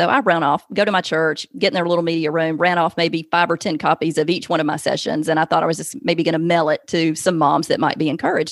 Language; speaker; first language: English; native; English